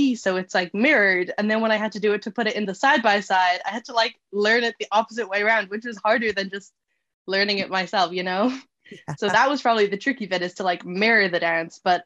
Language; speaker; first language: English; native; English